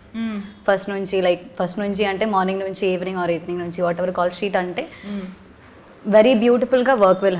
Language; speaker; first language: Telugu; non-native, learner; Malayalam